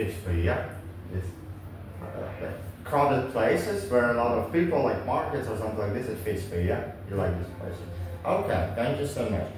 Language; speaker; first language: English; non-native, learner; Vietnamese